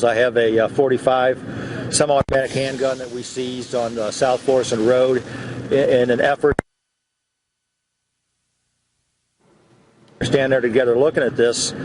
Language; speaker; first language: English; native; English